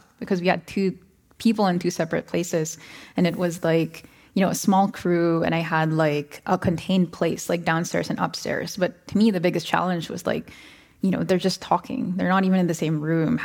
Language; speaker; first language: English; non-native, local second language; Filipino